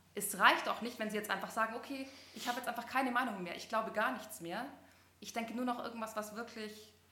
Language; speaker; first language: German; native; German